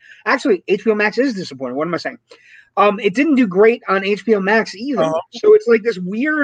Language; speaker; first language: English; native; English